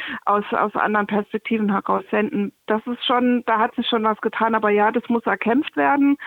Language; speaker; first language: German; native; German